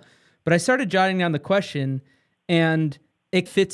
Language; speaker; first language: English; native; English